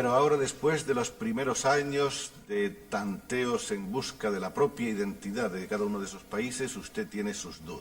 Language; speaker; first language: Spanish; native; Spanish